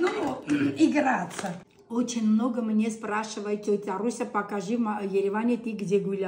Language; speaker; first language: Russian; non-native, local second language; Armenian